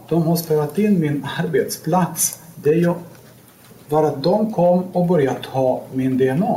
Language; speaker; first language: Swedish; non-native, learner; Lithuanian